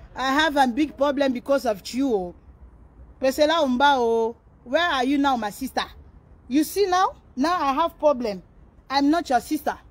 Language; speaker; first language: English; non-native, learner; Lingala